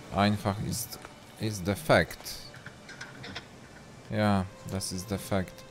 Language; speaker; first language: German; non-native, learner; Polish